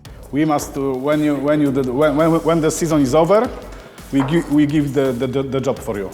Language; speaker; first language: English; non-native, learner; Polish